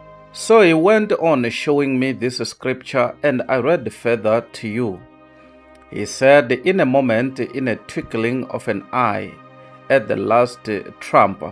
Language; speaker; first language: English; non-native, local second language; Tsonga